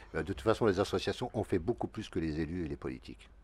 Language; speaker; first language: French; native; French